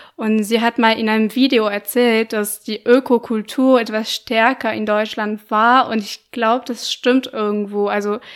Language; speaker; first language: German; non-native, fluent; French